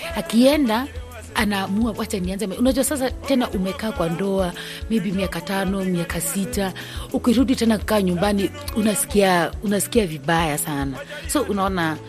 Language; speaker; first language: Swahili; non-native, local second language; Luyia